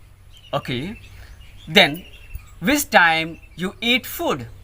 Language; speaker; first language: English; non-native, learner; Hindi